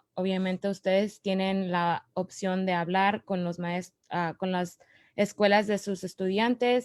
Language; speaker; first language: Spanish; early bilingual, other home language; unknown